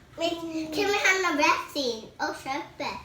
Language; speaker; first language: Swedish; early bilingual, other home language; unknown